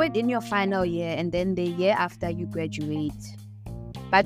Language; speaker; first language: English; non-native, local second language; Southern Sotho